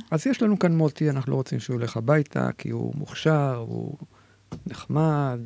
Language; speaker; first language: Hebrew; native; Hebrew